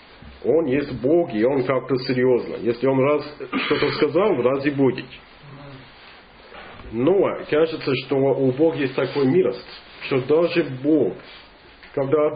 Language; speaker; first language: Russian; non-native, fluent; English